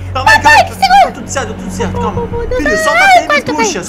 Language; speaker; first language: Portuguese; native; Portuguese